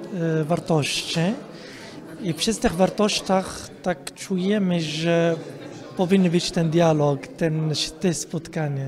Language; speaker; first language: Polish; non-native, fluent; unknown